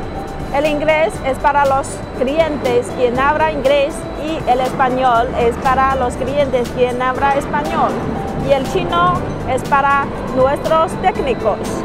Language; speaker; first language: Spanish; non-native, learner; Chinese